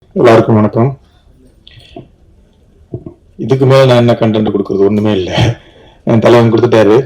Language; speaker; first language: Tamil; native; Tamil